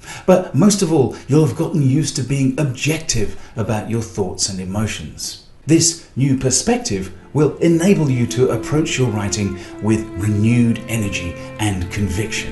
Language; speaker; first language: English; native; English